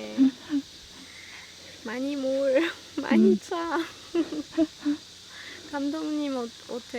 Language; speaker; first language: Korean; non-native, learner; French